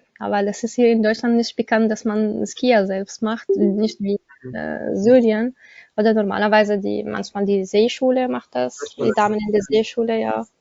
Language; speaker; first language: German; non-native, learner; Arabic